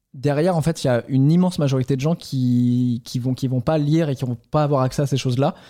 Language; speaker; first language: French; native; French